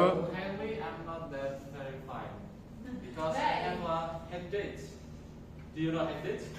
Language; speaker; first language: English; non-native, fluent; Indonesian